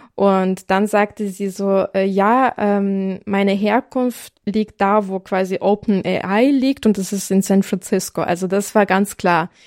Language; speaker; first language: German; non-native, fluent; Ukrainian